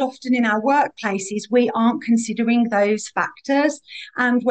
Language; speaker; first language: English; native; English